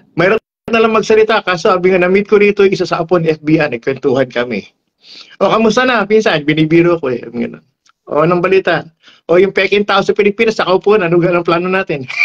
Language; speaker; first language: Filipino; non-native, local second language; Iloko